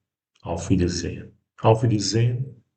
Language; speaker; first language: German; non-native, fluent; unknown